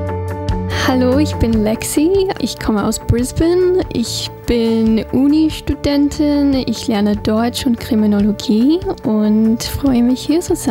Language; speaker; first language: German; non-native, fluent; English